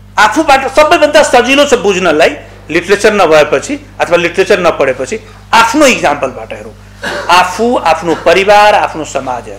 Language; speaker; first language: Nepali; non-native, local second language; Maithili